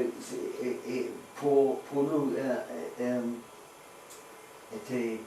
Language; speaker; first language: French; non-native, learner; Swedish